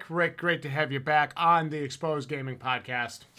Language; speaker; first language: English; native; English